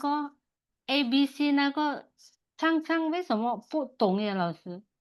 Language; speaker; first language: Chinese; non-native, learner; Indonesian